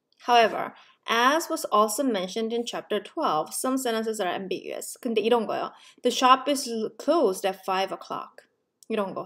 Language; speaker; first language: English; non-native, fluent; Korean